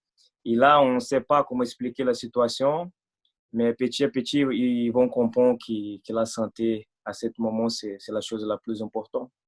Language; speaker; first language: French; non-native, fluent; Portuguese